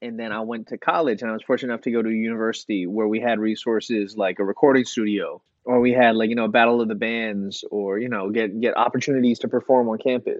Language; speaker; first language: English; native; English